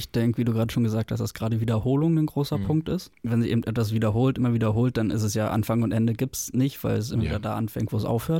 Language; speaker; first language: German; native; German